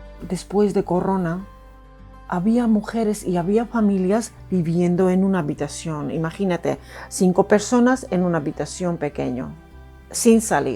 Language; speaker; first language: Spanish; non-native, fluent; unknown